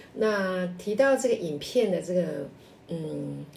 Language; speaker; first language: Chinese; non-native, local second language; Min Nan Chinese